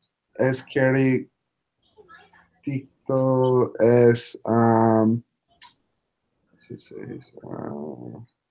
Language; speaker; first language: Spanish; non-native, learner; English